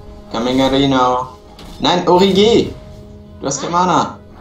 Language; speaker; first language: German; early bilingual, heritage; German